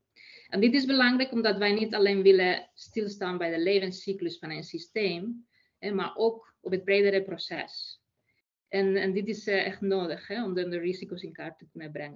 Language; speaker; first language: Dutch; non-native, fluent; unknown